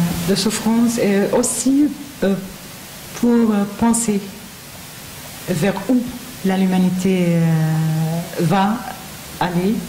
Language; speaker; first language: French; non-native, learner; Arabic